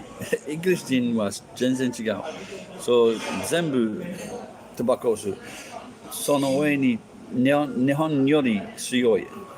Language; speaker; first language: Japanese; non-native, learner; English